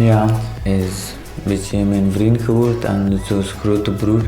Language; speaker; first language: Dutch; non-native, learner; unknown